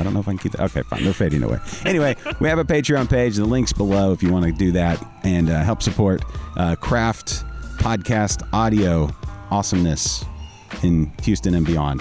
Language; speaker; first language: English; native; English